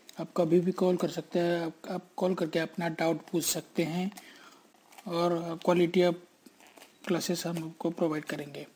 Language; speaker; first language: Hindi; native; Hindi